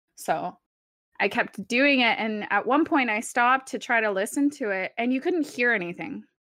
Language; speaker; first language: English; early bilingual, other home language; Spanish